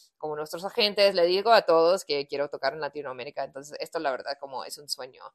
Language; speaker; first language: Spanish; early bilingual, heritage; Spanish